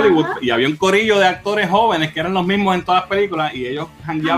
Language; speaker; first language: Spanish; native; Spanish